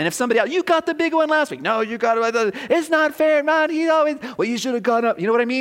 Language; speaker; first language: English; native; English